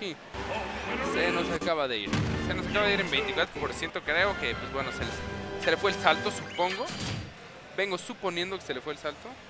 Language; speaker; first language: Spanish; native; Spanish